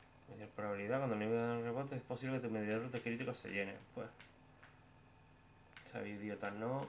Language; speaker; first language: Spanish; native; Spanish